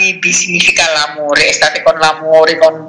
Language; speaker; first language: Italian; non-native, learner; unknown